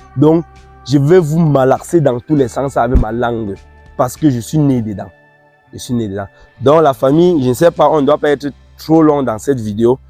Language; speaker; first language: French; non-native, local second language; Ghomala